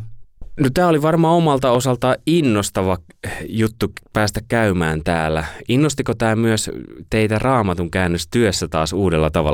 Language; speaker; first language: Finnish; native; Finnish